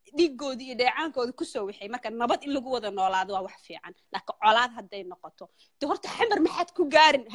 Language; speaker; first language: Somali; early bilingual, heritage; Somali